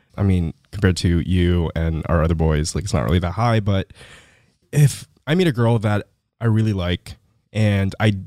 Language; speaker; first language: English; early bilingual, other home language; Filipino